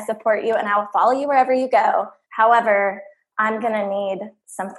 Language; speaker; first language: English; native; English